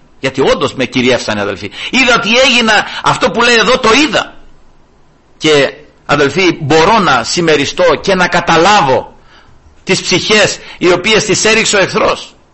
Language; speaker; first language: Greek; early bilingual, heritage; Greek